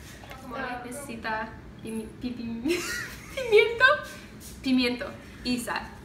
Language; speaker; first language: Spanish; non-native, learner; English